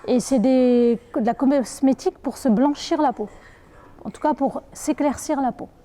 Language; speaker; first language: French; native; French